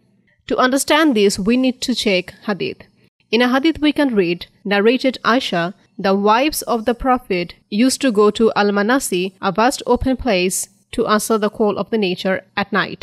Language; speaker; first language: English; non-native, fluent; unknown